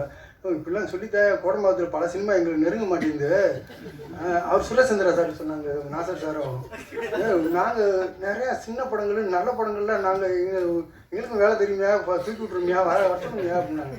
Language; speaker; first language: Tamil; native; Tamil